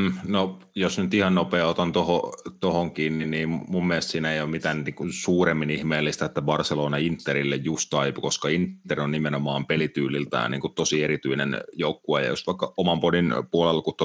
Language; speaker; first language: Finnish; native; Finnish